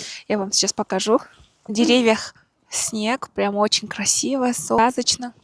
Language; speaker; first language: Russian; non-native, local second language; Kazakh